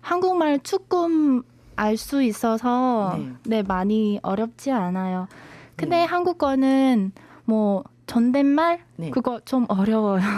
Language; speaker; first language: Korean; non-native, learner; Vietnamese